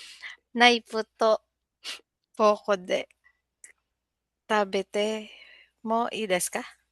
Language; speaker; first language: Japanese; non-native, learner; Filipino